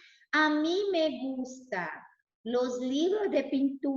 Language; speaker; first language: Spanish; non-native, fluent; Portuguese